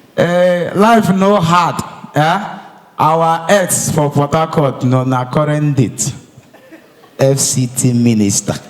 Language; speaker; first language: Nigerian Pidgin; native; Nigerian Pidgin